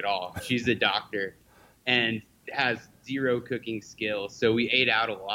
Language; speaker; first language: English; native; English